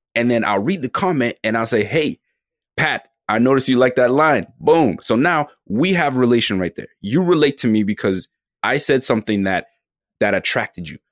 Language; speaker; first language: English; native; English